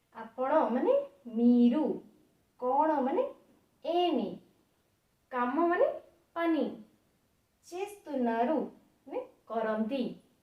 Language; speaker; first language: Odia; native; Odia